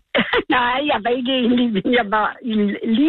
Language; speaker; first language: Danish; non-native, learner; Polish